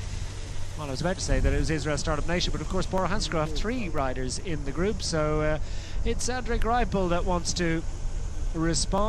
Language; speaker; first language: English; native; English